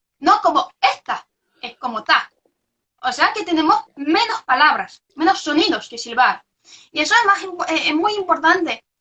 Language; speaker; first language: Spanish; non-native, fluent; French